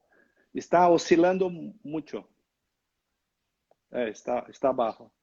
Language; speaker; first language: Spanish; non-native, learner; Portuguese